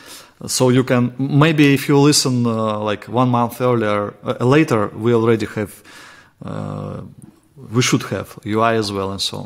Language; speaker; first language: English; non-native, fluent; Russian